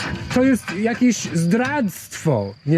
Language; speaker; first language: Polish; non-native, learner; English